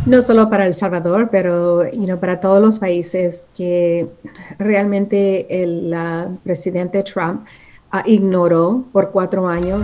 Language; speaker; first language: Spanish; early bilingual, other home language; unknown